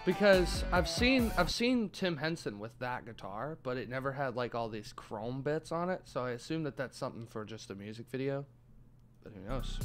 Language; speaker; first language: English; native; English